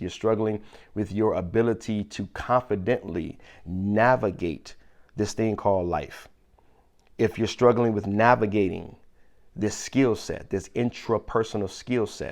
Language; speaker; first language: English; native; English